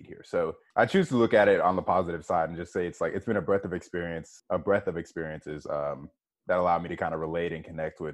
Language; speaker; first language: English; native; English